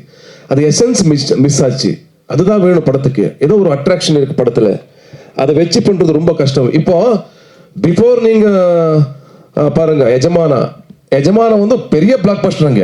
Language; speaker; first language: Tamil; non-native, learner; Kannada